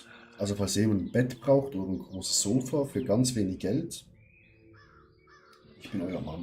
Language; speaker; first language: German; native; German